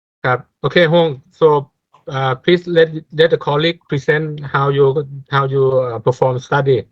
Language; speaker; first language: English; non-native, fluent; Thai